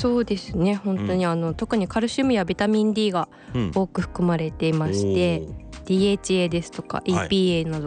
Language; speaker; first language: Japanese; native; Japanese